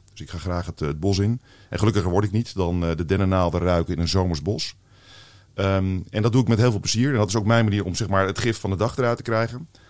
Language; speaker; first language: Dutch; native; Dutch